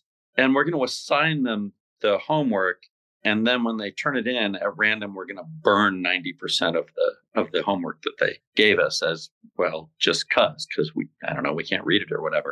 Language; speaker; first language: English; native; English